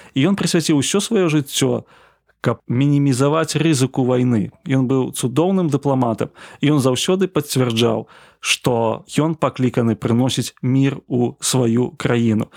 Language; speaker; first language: Belarusian; native; Belarusian